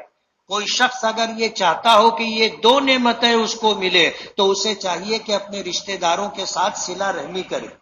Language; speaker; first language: Urdu; native; Urdu